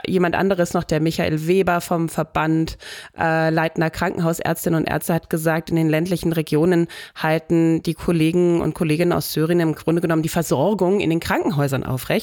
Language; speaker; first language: German; native; German